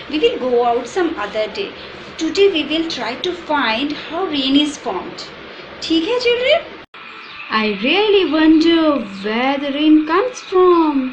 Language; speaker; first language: English; non-native, local second language; Hindi